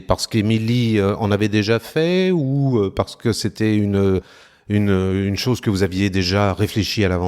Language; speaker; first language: French; native; French